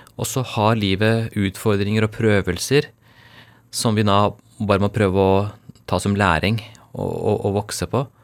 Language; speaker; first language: Norwegian; early bilingual, other home language; Urdu